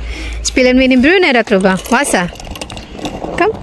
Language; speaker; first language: German; non-native, learner; Indonesian